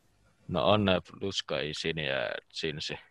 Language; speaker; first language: Russian; non-native, learner; Finnish